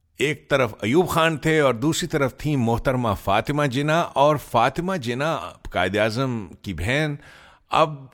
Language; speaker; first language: Urdu; native; Urdu